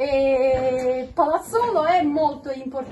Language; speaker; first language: Italian; non-native, learner; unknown